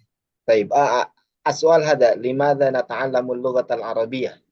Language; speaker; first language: Arabic; non-native, fluent; Indonesian